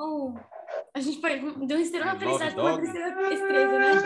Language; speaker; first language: Portuguese; native; Portuguese